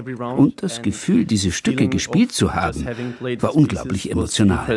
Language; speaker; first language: German; non-native, fluent; Turkish